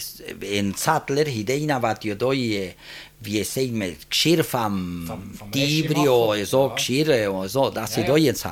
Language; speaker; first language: German; early bilingual, heritage; German